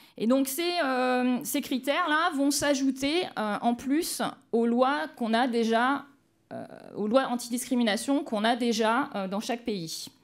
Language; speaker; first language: French; native; French